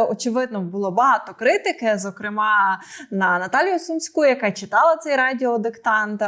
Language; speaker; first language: Ukrainian; native; Ukrainian